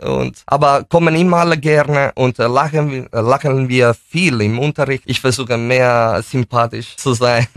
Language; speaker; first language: German; non-native, fluent; Italian